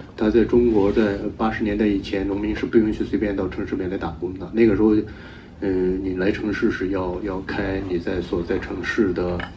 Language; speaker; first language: Chinese; native; Chinese